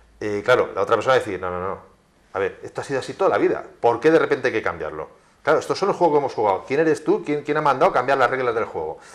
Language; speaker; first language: Spanish; native; Spanish